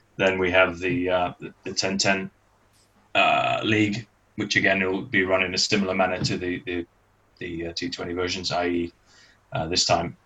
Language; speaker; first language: English; native; English